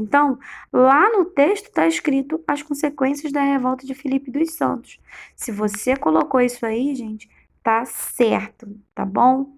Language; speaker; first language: Portuguese; native; Portuguese